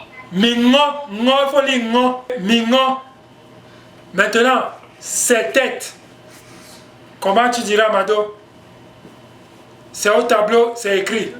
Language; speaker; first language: French; non-native, local second language; Basaa